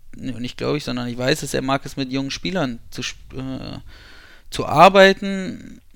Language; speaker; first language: German; native; German